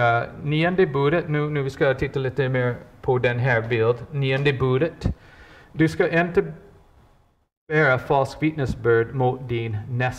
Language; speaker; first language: Swedish; non-native, fluent; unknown